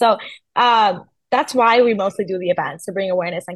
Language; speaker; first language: English; early bilingual, other home language; Persian